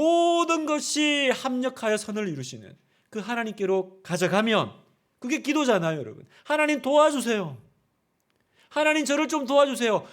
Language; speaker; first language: Korean; native; Korean